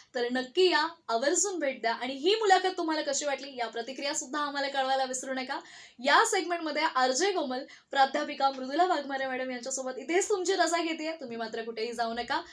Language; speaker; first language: Marathi; native; Marathi